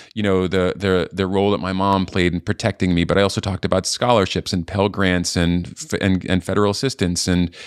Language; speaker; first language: English; native; English